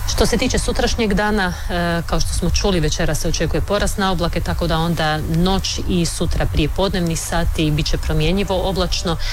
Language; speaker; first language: Croatian; native; Croatian